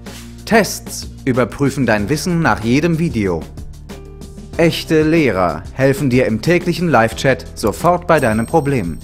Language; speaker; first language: German; native; German